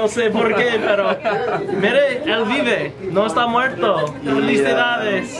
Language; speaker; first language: Spanish; non-native, fluent; English